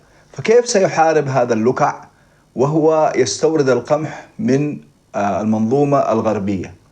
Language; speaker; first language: Arabic; native; Arabic